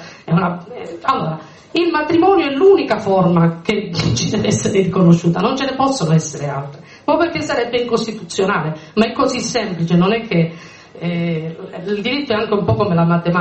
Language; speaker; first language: Italian; native; Italian